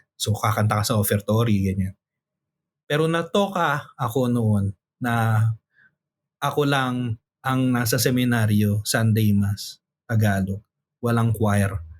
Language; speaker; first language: Filipino; native; Filipino